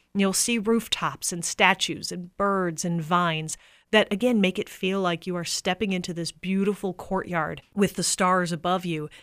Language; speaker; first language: English; native; English